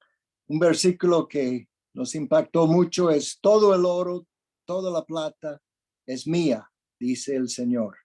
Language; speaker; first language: Spanish; non-native, fluent; English